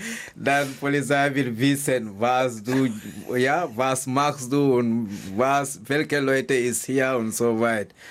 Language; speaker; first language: German; non-native, learner; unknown